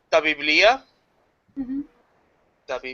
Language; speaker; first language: Greek; non-native, learner; English